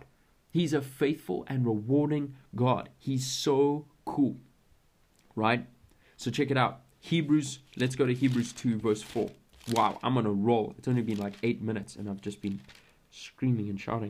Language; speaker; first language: English; native; English